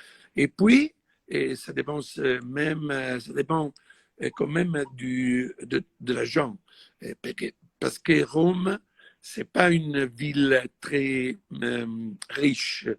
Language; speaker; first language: French; non-native, fluent; Italian